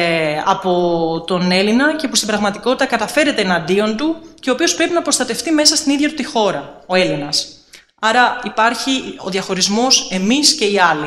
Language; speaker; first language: Greek; native; Greek